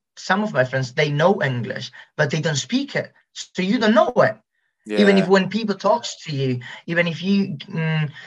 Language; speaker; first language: English; non-native, fluent; Spanish